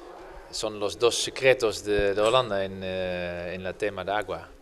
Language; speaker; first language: Spanish; non-native, fluent; Dutch